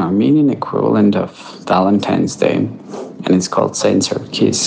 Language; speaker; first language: English; native; English